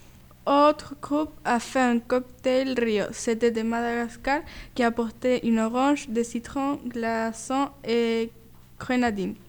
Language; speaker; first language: French; non-native, learner; Spanish